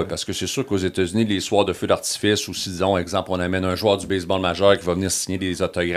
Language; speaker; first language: French; native; French